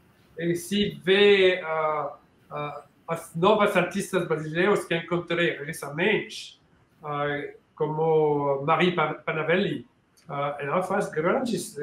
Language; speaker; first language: Portuguese; non-native, learner; French